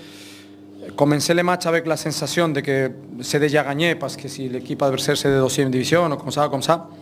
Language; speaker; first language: French; non-native, fluent; Spanish